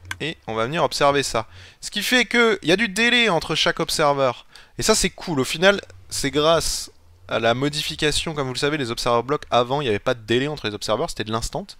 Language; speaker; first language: French; native; French